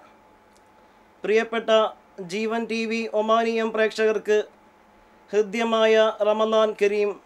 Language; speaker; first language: Malayalam; native; Malayalam